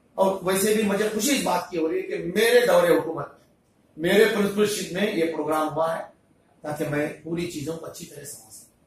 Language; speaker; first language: Hindi; non-native, local second language; Urdu